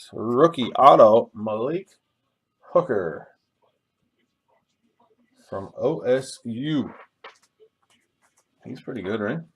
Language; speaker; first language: English; native; English